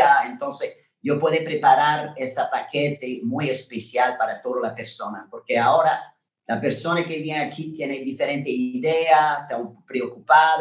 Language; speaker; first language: Spanish; non-native, learner; French